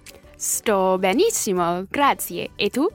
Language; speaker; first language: Italian; non-native, learner; English